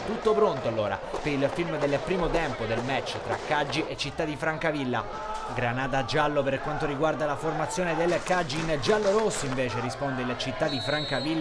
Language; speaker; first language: Italian; native; Italian